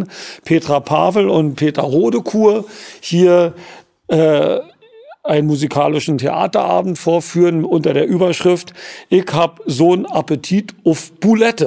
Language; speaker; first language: German; native; German